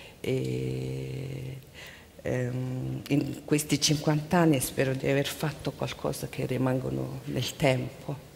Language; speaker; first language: Italian; non-native, learner; Mongolian